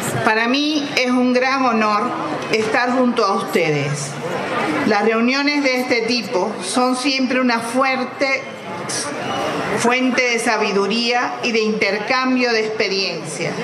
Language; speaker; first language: Spanish; native; Spanish